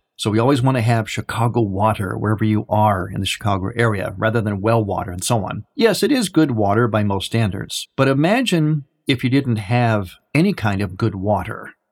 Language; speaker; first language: English; native; English